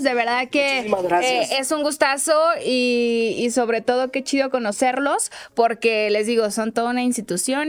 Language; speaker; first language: Spanish; native; Spanish